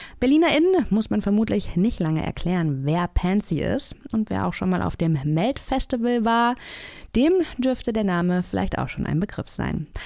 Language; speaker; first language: German; native; German